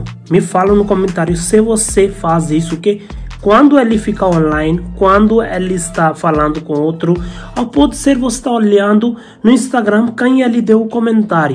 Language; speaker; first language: Portuguese; non-native, learner; Hindi